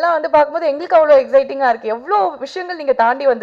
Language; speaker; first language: Tamil; native; Tamil